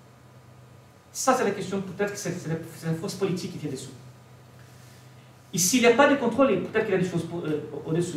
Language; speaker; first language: French; non-native, learner; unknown